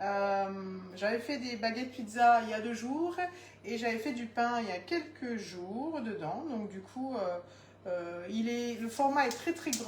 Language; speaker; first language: French; native; French